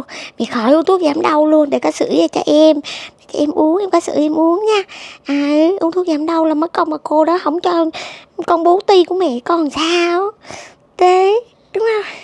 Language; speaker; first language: Vietnamese; native; Vietnamese